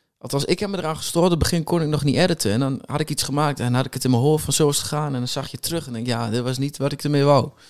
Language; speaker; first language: Dutch; native; Dutch